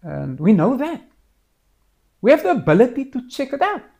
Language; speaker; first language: English; non-native, local second language; Afrikaans